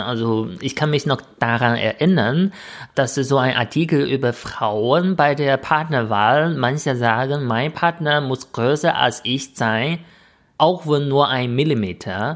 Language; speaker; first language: German; non-native, fluent; Chinese